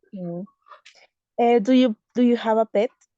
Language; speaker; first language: English; non-native, learner; Spanish